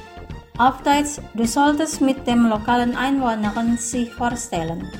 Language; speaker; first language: German; non-native, fluent; Indonesian